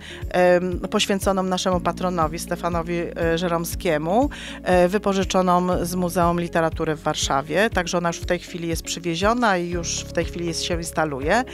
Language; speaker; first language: Polish; native; Polish